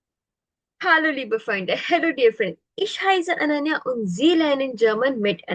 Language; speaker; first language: German; non-native, fluent; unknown